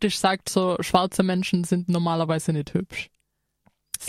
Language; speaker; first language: German; native; German